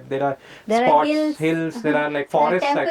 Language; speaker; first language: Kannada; non-native, learner; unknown